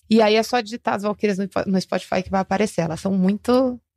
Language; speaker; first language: Portuguese; native; Portuguese